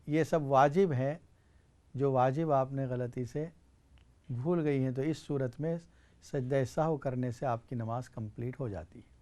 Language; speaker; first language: Urdu; native; Urdu